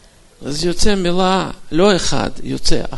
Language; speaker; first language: Hebrew; non-native, fluent; Russian